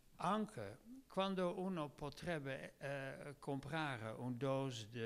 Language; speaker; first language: Italian; non-native, learner; Dutch